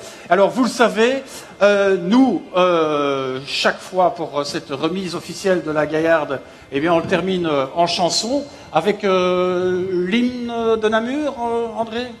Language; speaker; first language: French; native; French